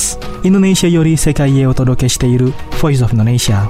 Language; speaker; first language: Japanese; non-native, fluent; Indonesian